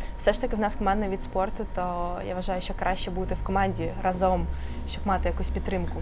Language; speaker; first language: Ukrainian; non-native, local second language; Russian